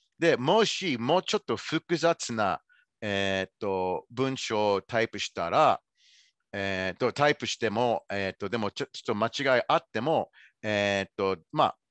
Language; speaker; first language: Japanese; non-native, fluent; English